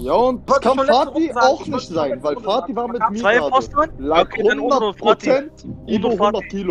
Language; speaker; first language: German; early bilingual, other home language; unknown